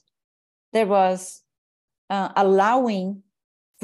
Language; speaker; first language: English; non-native, fluent; Portuguese